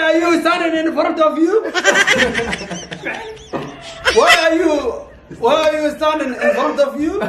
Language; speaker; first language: English; non-native, learner; Somali